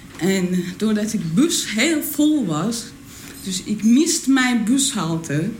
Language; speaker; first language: Dutch; non-native, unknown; Persian